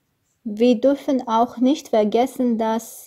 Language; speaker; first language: German; non-native, fluent; Armenian